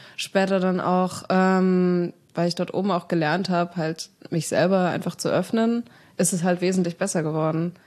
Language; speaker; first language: German; native; German